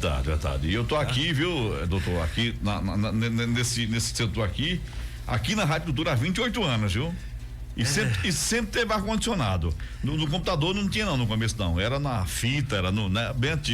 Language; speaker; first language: Portuguese; native; Portuguese